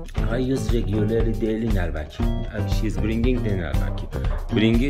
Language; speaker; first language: English; non-native, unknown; Persian